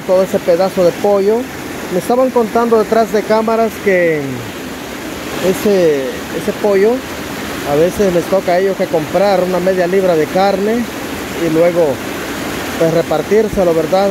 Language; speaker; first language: Spanish; native; Spanish